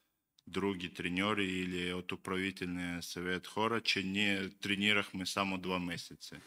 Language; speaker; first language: Bulgarian; non-native, learner; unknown